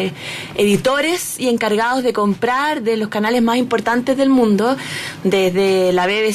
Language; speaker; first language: Spanish; native; Spanish